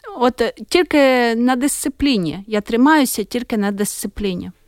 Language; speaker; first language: Ukrainian; native; Ukrainian